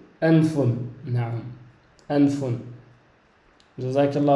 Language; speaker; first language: Arabic; non-native, fluent; French